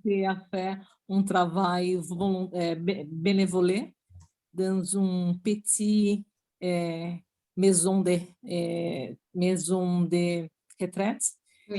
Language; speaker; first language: French; non-native, learner; Portuguese